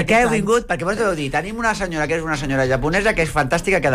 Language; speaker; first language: Catalan; native; Catalan